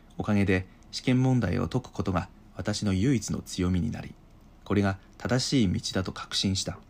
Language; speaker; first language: Japanese; non-native, fluent; Chinese